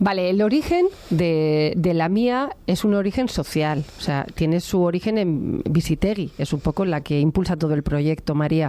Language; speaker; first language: Spanish; native; Spanish